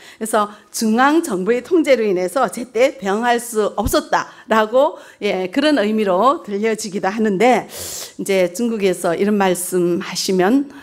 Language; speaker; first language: Korean; early bilingual, heritage; Korean